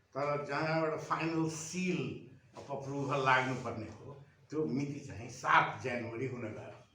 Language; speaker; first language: Nepali; non-native, local second language; Maithili